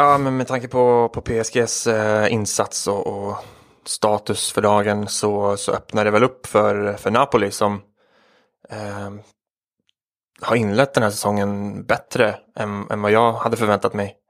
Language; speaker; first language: Swedish; native; Swedish